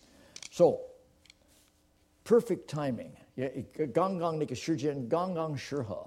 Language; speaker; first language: Chinese; non-native, fluent; English